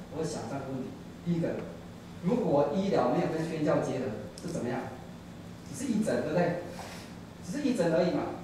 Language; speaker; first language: Chinese; native; Chinese